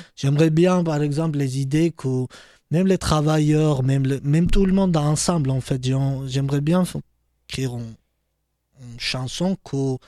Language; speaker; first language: French; non-native, fluent; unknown